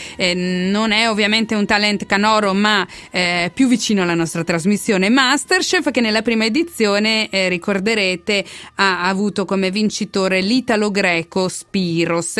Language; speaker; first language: Italian; native; Italian